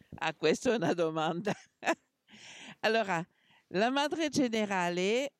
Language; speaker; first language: Italian; non-native, fluent; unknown